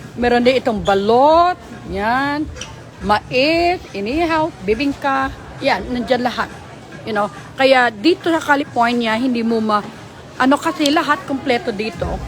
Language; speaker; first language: Filipino; non-native, local second language; Hiligaynon